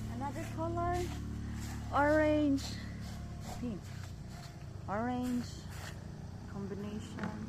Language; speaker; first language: English; non-native, local second language; Cebuano